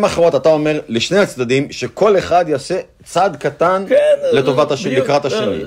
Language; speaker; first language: Hebrew; native; Hebrew